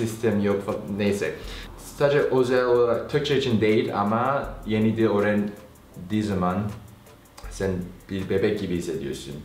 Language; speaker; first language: Turkish; non-native, learner; Korean